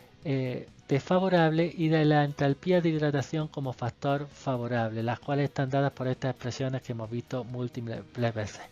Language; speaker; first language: Spanish; native; Spanish